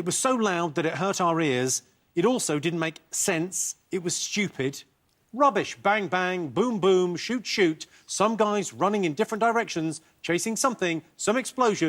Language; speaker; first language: English; native; English